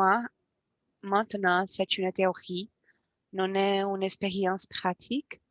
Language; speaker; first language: French; non-native, learner; Portuguese